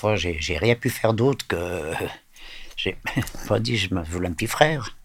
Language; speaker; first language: French; native; French